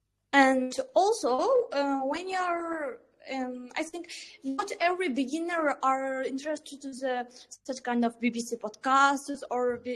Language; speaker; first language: English; non-native, learner; Uzbek